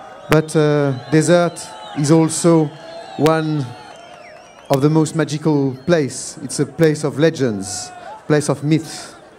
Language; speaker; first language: English; non-native, fluent; French